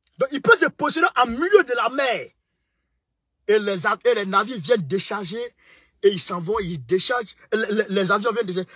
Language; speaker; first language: French; non-native, local second language; Bambara